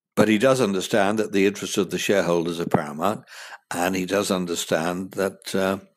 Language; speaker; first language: English; native; English